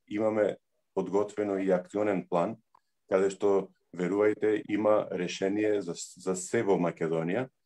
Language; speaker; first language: Macedonian; early bilingual, heritage; Macedonian